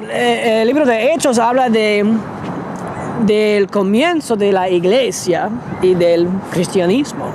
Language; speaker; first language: Spanish; non-native, fluent; English